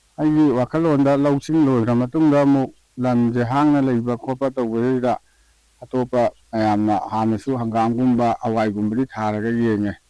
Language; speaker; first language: Manipuri; native; Manipuri